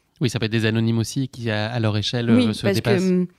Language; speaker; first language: French; native; French